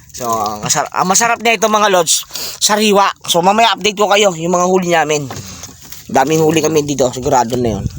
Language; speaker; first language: Filipino; non-native, local second language; Bikol